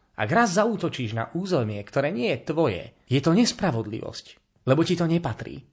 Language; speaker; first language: Slovak; native; Slovak